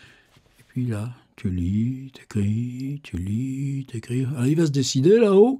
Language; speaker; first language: French; native; French